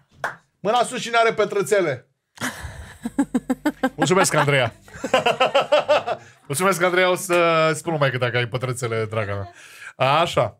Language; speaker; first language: Romanian; native; Romanian